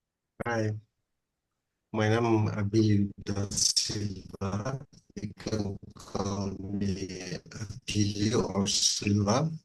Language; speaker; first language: English; non-native, learner; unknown